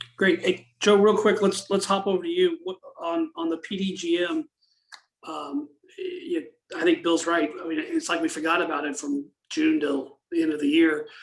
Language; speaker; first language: English; native; English